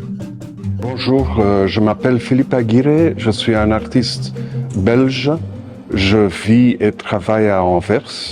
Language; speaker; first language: French; non-native, local second language; Dutch